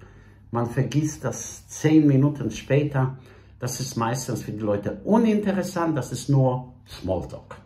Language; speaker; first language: German; non-native, fluent; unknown